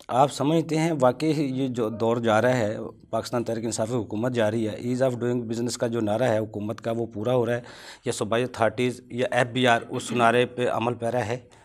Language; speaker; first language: Urdu; non-native, local second language; Punjabi